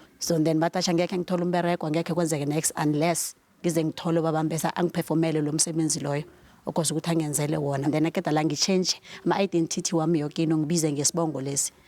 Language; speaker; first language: Zulu; non-native, local second language; South Ndebele